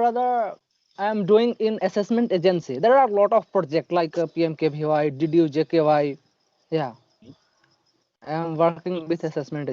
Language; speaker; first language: English; non-native, learner; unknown